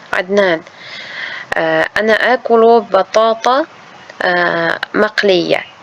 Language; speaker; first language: Arabic; non-native, fluent; Uzbek